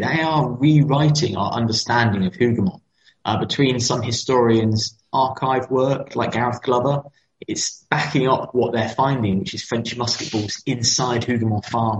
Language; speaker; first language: English; native; English